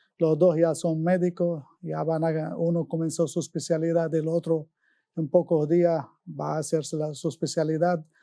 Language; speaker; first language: Spanish; non-native, fluent; Arabic